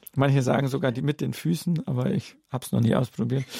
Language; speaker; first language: German; native; German